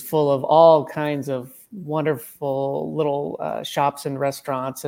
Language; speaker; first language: English; native; English